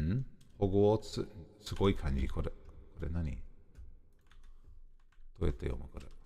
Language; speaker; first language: Japanese; non-native, learner; English